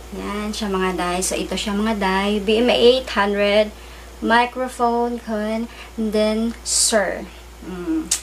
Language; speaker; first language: Filipino; native; Filipino